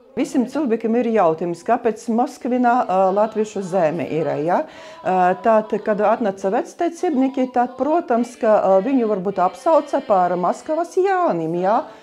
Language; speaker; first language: Latvian; early bilingual, other home language; Russian